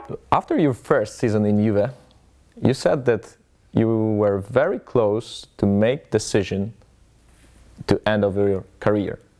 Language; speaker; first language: English; non-native, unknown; Polish